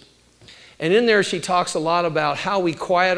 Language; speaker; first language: English; native; English